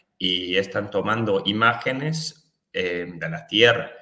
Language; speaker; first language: Spanish; non-native, fluent; Hungarian